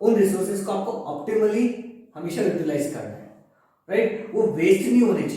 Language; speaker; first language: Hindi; native; Hindi